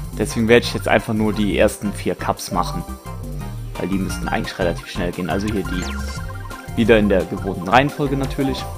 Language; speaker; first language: German; native; German